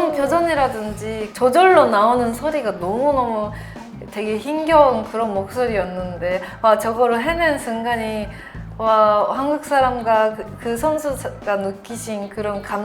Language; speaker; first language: Korean; non-native, fluent; Japanese